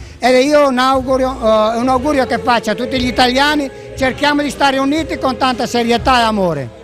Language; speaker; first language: Italian; native; Italian